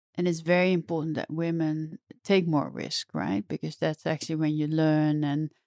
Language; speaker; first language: English; non-native, fluent; Dutch